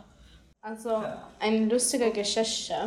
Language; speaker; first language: German; non-native, learner; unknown